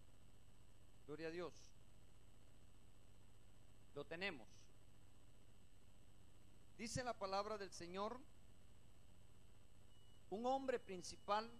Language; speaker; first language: Spanish; native; Spanish